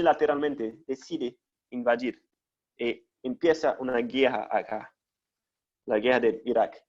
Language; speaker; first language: Spanish; non-native, fluent; Portuguese